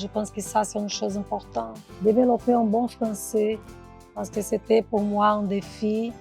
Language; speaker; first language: French; non-native, fluent; Portuguese